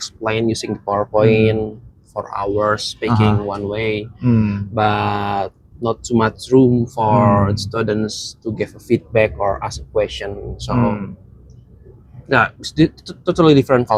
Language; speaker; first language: English; non-native, fluent; Indonesian